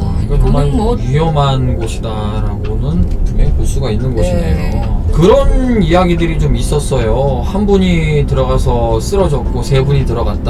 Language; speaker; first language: Korean; native; Korean